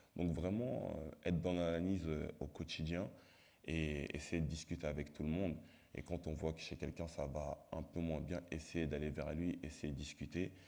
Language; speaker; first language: French; native; French